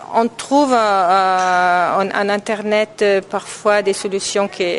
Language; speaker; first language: French; non-native, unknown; Italian